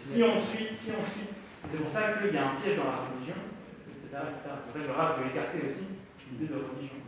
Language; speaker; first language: French; native; French